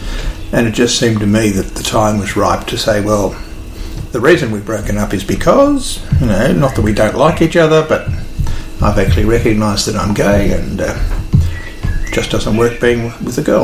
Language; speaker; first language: English; native; English